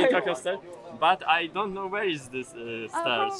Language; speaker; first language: English; non-native, learner; Polish